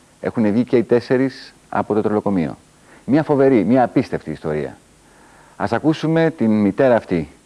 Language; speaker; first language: Greek; native; Greek